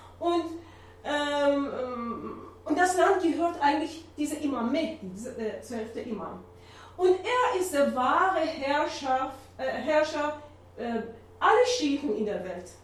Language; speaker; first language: German; non-native, learner; Persian